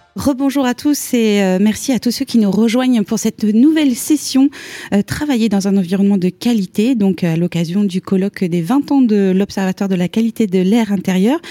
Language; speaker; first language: French; native; French